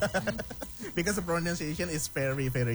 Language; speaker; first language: English; non-native, learner; Indonesian